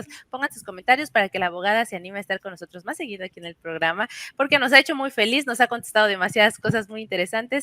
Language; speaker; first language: Spanish; native; Spanish